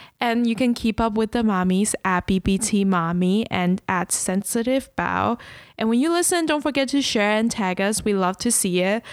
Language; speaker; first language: English; early bilingual, other home language; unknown